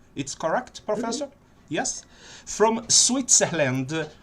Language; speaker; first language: English; non-native, fluent; Portuguese